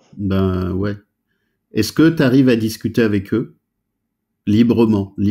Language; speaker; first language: French; native; French